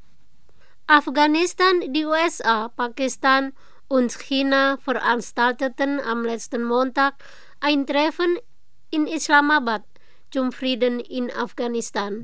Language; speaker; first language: German; non-native, fluent; Indonesian